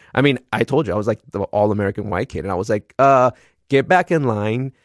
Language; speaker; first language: English; early bilingual, other home language; Spanish